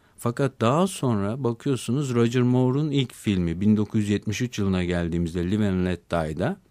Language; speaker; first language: Turkish; native; Turkish